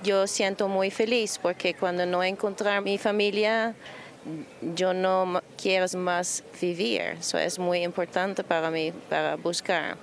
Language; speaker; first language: Spanish; non-native, learner; Dutch